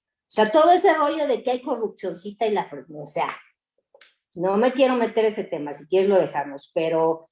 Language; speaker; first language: Spanish; native; Spanish